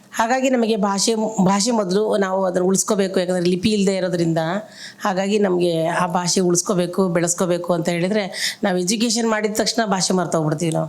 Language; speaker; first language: Kannada; non-native, local second language; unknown